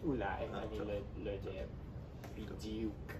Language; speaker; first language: Hebrew; non-native, learner; English